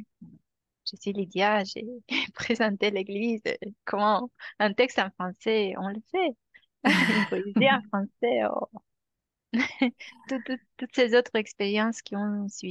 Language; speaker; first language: French; non-native, fluent; Romanian